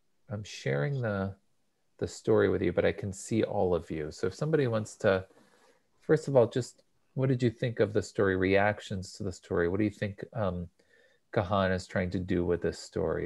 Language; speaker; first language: English; native; English